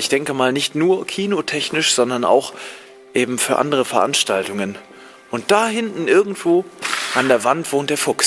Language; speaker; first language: German; native; German